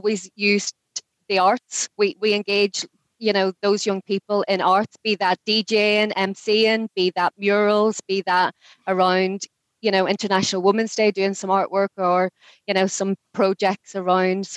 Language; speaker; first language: English; native; English